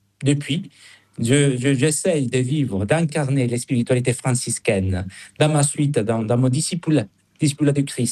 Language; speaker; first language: French; non-native, fluent; Spanish